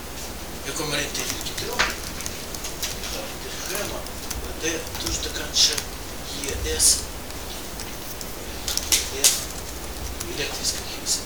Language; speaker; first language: Swedish; non-native, fluent; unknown